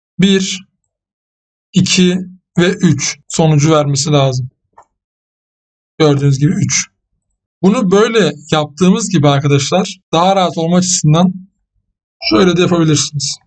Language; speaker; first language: Turkish; native; Turkish